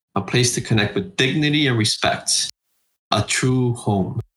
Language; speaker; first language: English; non-native, fluent; Spanish